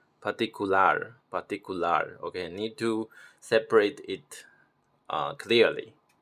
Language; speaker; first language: English; non-native, fluent; Chinese